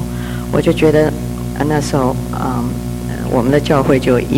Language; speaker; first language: Chinese; early bilingual, heritage; Chinese